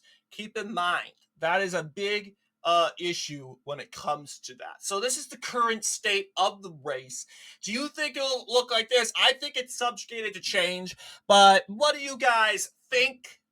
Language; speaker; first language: English; native; English